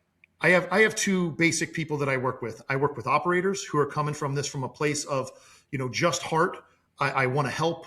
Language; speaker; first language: English; native; English